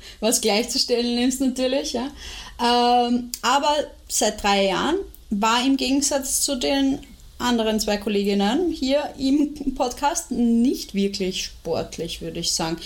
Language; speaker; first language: German; early bilingual, other home language; Bosnian